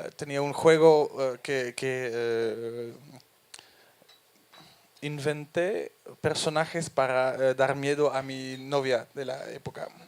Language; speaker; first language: Spanish; non-native, fluent; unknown